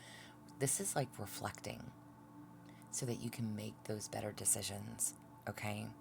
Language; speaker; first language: English; native; English